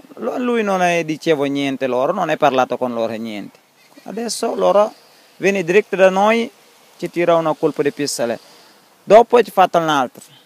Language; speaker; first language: Italian; non-native, learner; Wolof